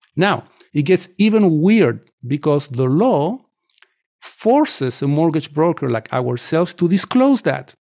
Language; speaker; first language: English; non-native, fluent; Spanish